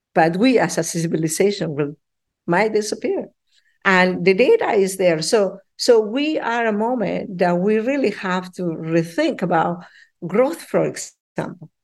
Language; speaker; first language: English; non-native, fluent; Spanish